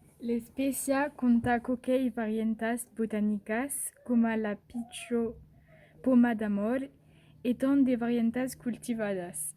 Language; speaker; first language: Occitan; non-native, local second language; French